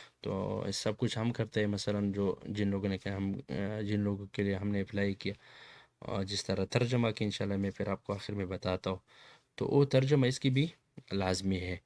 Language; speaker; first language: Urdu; non-native, local second language; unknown